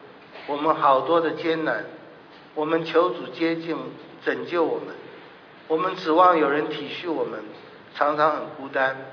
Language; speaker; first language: Chinese; native; Chinese